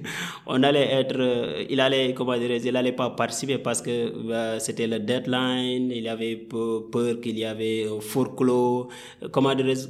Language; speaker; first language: French; non-native, local second language; Wolof